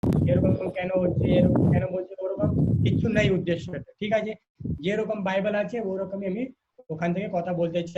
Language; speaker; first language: Bangla; non-native, learner; Hindi